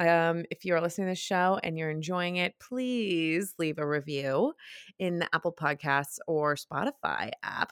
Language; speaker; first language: English; native; English